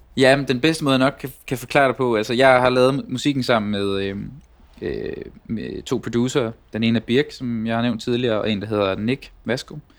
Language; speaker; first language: Danish; native; Danish